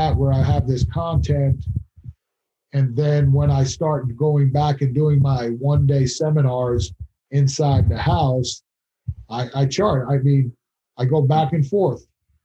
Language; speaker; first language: English; native; English